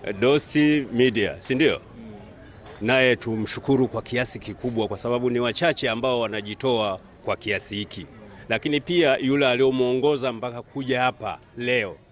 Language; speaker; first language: Swahili; native; Swahili